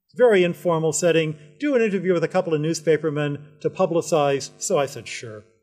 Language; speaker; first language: English; native; English